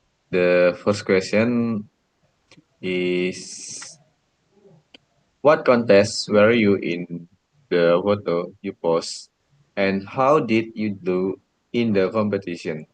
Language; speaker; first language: English; non-native, learner; Indonesian